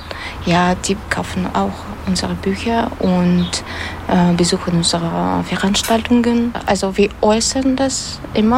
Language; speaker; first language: German; non-native, learner; Russian